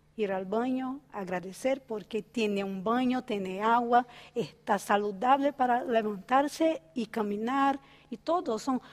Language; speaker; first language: Spanish; non-native, fluent; Portuguese